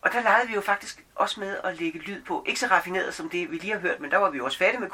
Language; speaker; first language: Danish; native; Danish